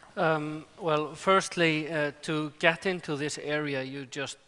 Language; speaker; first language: English; non-native, fluent; Icelandic